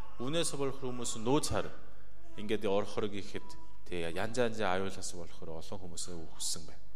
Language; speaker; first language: Mongolian; non-native, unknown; Korean